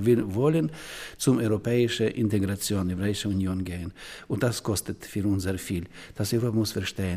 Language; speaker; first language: German; non-native, learner; Ukrainian